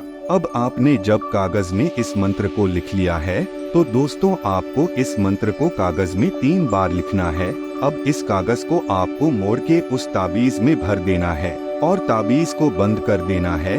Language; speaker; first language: Hindi; native; Hindi